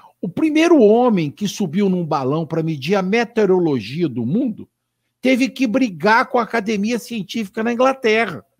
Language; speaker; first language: Portuguese; native; Portuguese